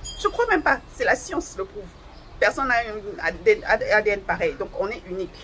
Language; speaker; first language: French; non-native, local second language; Lingala